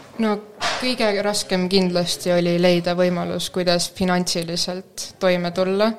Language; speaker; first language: Estonian; native; Estonian